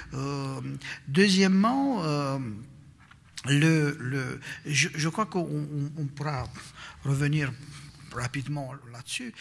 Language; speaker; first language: French; non-native, fluent; Romanian